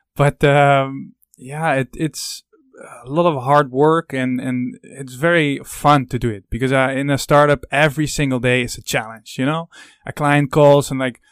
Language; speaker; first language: English; non-native, fluent; Dutch